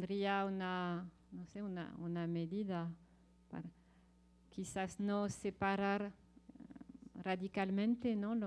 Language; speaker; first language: Spanish; non-native, fluent; French